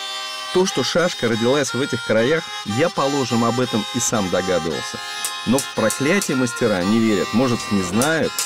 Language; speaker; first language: Russian; native; Russian